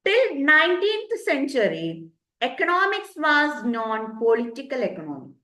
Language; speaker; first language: English; non-native, local second language; Malayalam